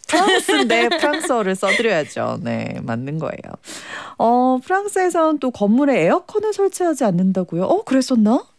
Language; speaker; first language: Korean; native; Korean